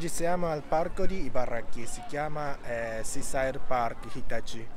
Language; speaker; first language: Italian; non-native, learner; Japanese